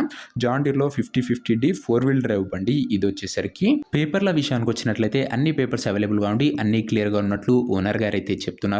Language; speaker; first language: Telugu; native; Telugu